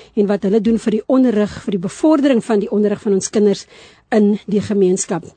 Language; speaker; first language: Afrikaans; early bilingual, heritage; Afrikaans